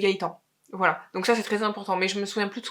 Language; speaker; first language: French; native; French